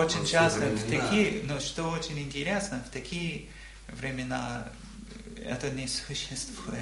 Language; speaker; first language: Russian; non-native, learner; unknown